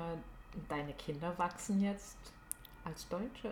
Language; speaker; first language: German; native; German